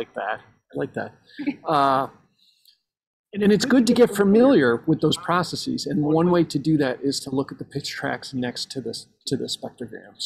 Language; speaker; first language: English; native; English